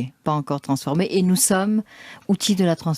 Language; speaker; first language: French; native; French